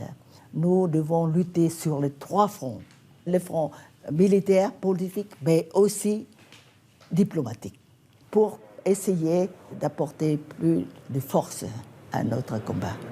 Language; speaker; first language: French; non-native, fluent; Vietnamese